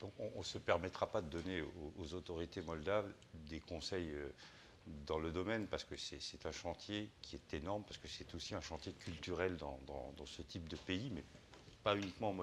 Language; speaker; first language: French; native; French